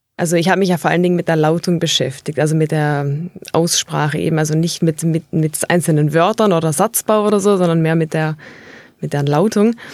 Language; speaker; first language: German; native; German